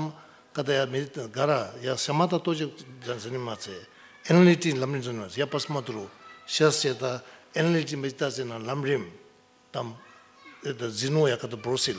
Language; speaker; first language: Russian; non-native, learner; Tibetan